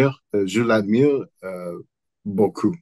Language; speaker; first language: French; non-native, learner; English